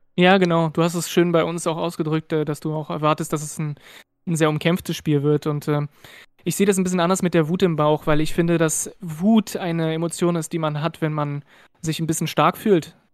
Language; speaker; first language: German; non-native, fluent; French